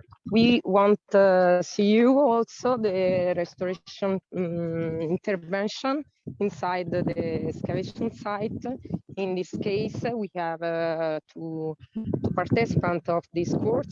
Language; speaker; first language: English; non-native, learner; Italian